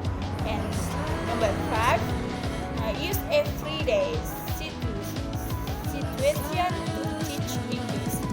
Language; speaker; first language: English; non-native, learner; Indonesian